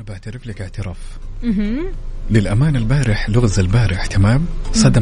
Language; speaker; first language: Arabic; native; Arabic